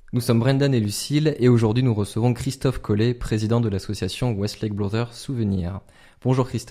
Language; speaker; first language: French; native; French